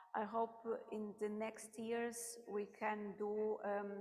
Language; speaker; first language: English; non-native, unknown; Portuguese